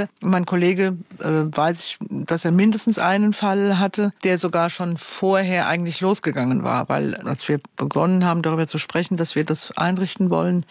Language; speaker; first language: German; native; German